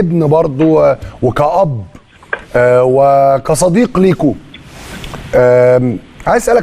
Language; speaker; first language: Arabic; native; Arabic